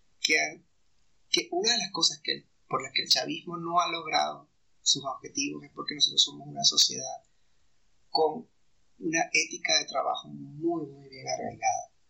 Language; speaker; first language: Spanish; native; Spanish